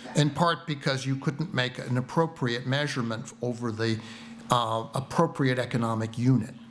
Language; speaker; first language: English; native; English